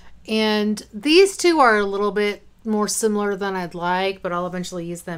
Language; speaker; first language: English; native; English